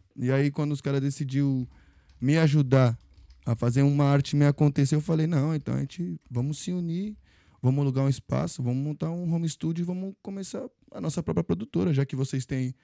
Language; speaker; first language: Portuguese; native; Portuguese